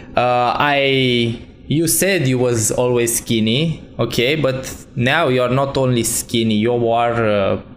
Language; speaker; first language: English; non-native, fluent; Romanian